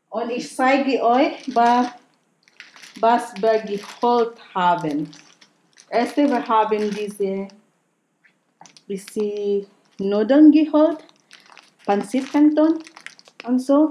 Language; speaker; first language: German; non-native, learner; Filipino